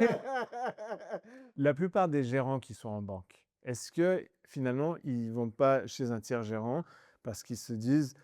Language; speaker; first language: French; native; French